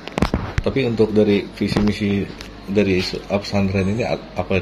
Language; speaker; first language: Indonesian; native; Indonesian